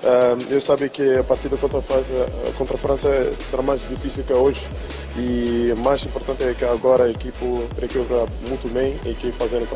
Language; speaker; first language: Portuguese; non-native, learner; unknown